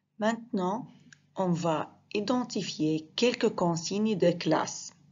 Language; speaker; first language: French; non-native, fluent; Arabic